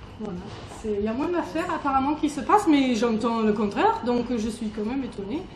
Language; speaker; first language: French; non-native, fluent; German